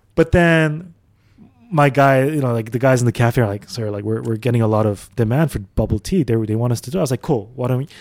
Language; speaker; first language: English; early bilingual, other home language; Arabic